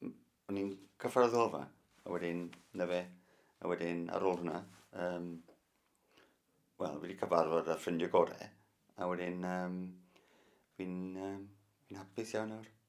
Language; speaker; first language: Welsh; non-native, learner; English